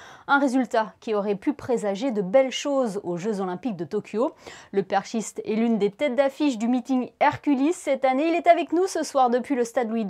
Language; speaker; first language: French; native; French